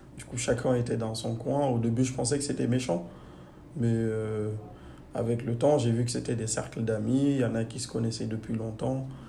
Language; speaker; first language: French; non-native, local second language; Fula